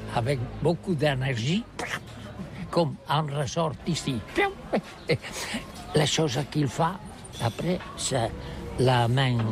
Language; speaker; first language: French; non-native, learner; Catalan